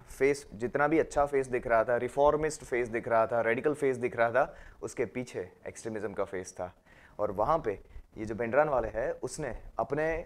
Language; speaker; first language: Hindi; non-native, local second language; Gujarati